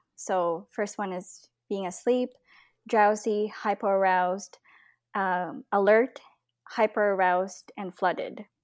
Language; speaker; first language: English; non-native, local second language; Filipino